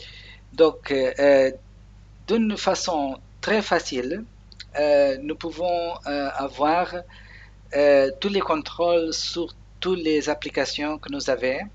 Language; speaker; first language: French; non-native, learner; Portuguese